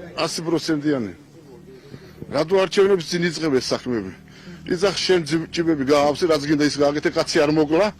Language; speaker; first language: Georgian; non-native, local second language; Azerbaijani